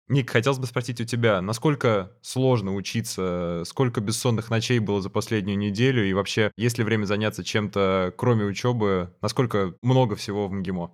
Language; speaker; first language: Russian; native; Russian